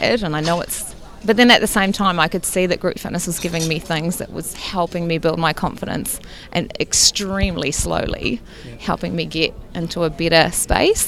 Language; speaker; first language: English; native; English